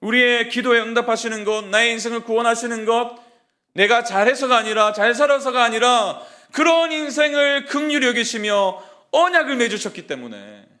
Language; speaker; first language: Korean; native; Korean